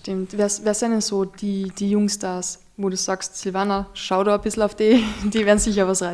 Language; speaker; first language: German; native; German